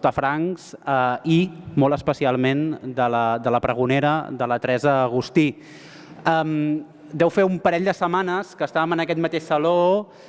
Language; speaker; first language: Catalan; native; Catalan